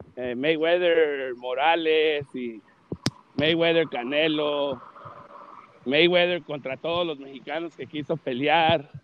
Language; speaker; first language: Spanish; early bilingual, heritage; Spanish